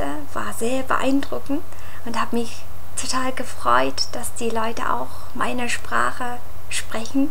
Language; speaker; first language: German; non-native, fluent; Mongolian